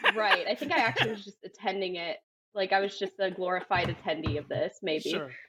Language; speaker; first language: English; native; English